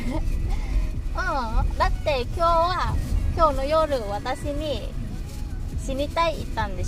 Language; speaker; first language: Japanese; non-native, learner; Vietnamese